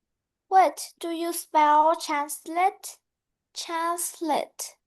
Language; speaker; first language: English; non-native, learner; Vietnamese